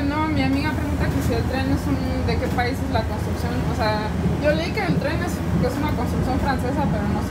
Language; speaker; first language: Spanish; non-native, fluent; German